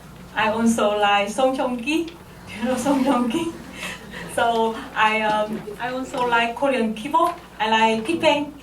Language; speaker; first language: English; non-native, learner; Vietnamese